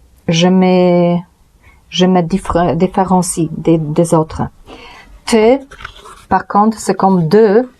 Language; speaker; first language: French; non-native, fluent; Polish